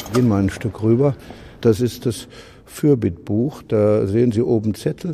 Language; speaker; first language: German; native; German